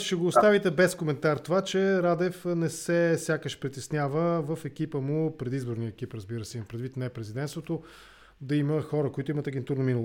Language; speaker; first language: Bulgarian; native; Bulgarian